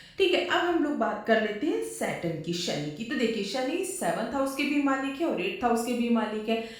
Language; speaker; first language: Hindi; native; Hindi